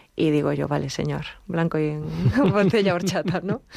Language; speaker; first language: Spanish; native; Spanish